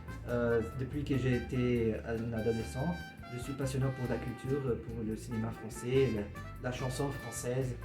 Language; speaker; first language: French; non-native, learner; Portuguese